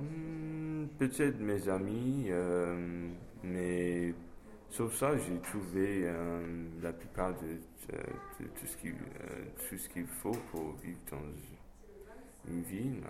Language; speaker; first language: French; non-native, fluent; English